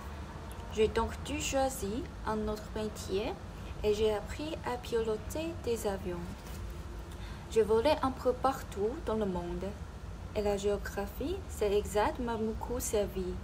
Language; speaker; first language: French; non-native, learner; Chinese